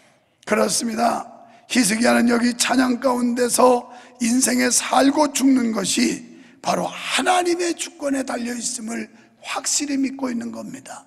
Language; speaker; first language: Korean; native; Korean